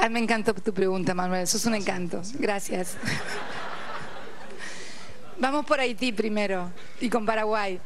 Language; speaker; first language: Spanish; native; Spanish